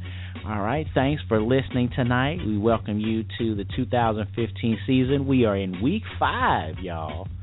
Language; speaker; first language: English; native; English